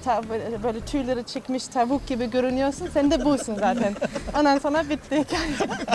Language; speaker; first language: Turkish; non-native, fluent; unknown